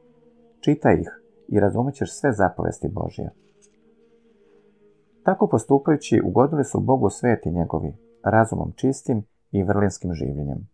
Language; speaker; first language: Serbian; native; Serbian